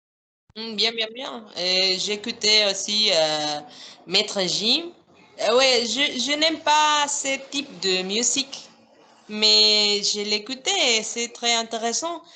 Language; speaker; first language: French; non-native, fluent; Spanish